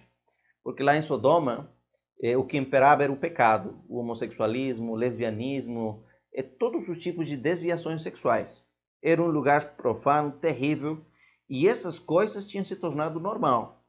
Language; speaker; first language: Portuguese; non-native, fluent; Spanish